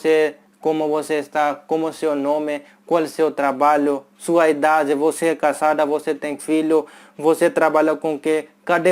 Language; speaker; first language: Portuguese; non-native, fluent; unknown